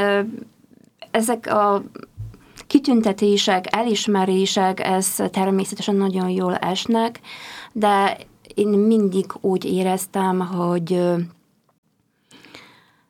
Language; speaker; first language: Hungarian; non-native, fluent; Polish